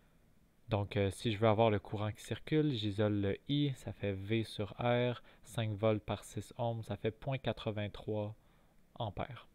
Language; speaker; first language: French; native; French